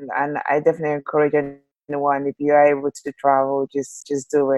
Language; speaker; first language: English; non-native, local second language; Yoruba